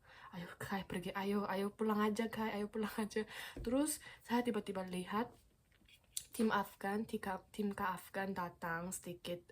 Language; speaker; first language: Indonesian; non-native, fluent; Korean